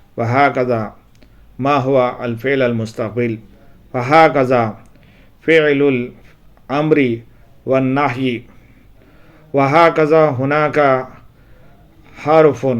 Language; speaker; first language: Arabic; non-native, fluent; Urdu